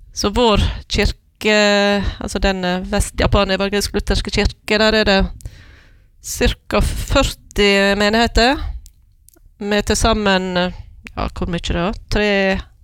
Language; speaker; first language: Norwegian; native; Norwegian